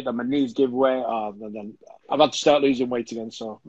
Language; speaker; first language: English; native; English